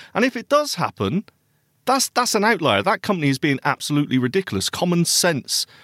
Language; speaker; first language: English; native; English